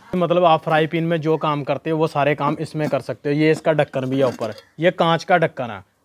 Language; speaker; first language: Hindi; non-native, local second language; Punjabi